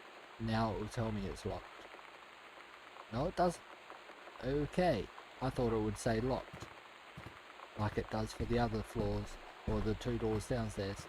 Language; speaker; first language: English; native; English